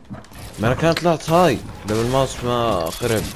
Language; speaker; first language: Arabic; native; Arabic